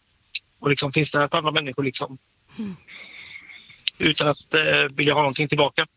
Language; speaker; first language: Swedish; native; Swedish